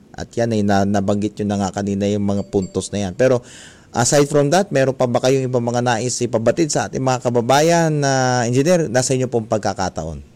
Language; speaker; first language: Filipino; native; Filipino